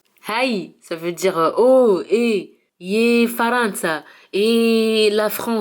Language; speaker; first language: French; early bilingual, heritage; French